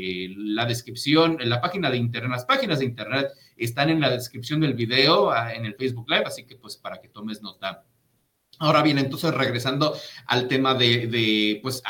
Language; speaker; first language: Spanish; native; Spanish